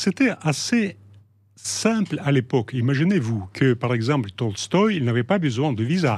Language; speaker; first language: French; non-native, fluent; Russian